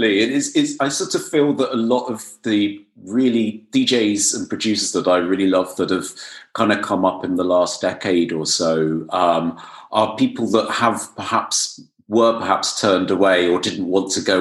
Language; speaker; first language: English; native; English